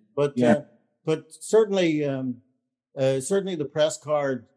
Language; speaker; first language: English; native; English